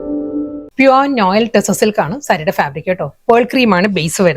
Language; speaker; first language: Malayalam; native; Malayalam